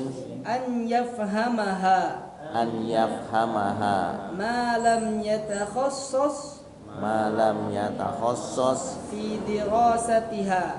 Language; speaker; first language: Arabic; non-native, fluent; Indonesian